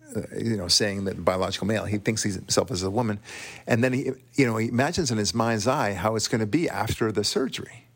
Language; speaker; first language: English; non-native, fluent; Hebrew